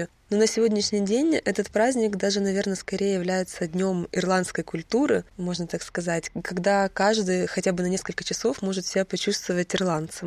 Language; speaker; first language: Russian; native; Russian